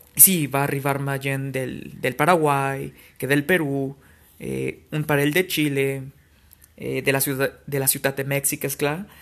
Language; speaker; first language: Catalan; non-native, fluent; Spanish